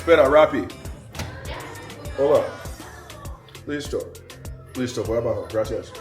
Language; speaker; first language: Spanish; non-native, learner; English